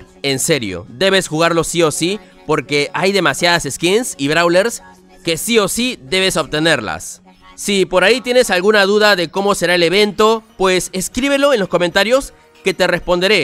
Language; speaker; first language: Spanish; native; Spanish